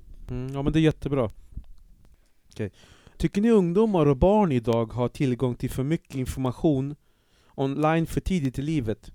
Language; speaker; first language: Swedish; native; Swedish